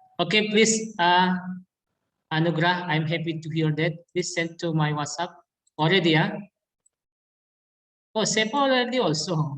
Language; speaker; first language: English; non-native, learner; Indonesian